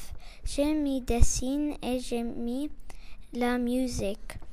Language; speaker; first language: French; non-native, learner; Arabic